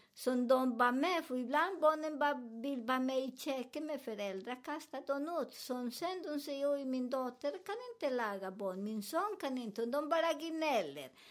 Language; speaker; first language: Swedish; non-native, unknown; Spanish